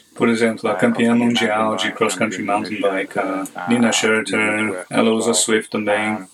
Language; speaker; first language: Portuguese; non-native, fluent; English